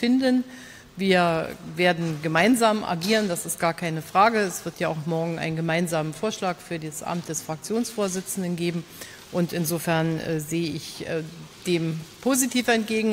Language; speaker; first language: German; native; German